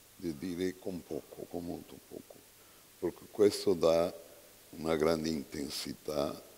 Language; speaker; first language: Italian; non-native, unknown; Portuguese